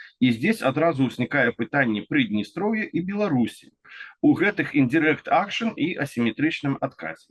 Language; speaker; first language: Belarusian; non-native, local second language; Russian